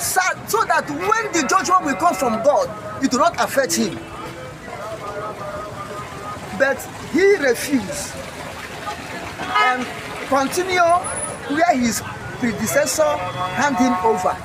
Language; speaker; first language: English; non-native, local second language; Igbo